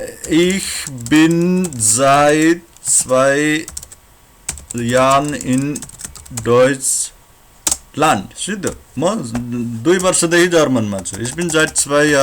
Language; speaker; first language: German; non-native, learner; Nepali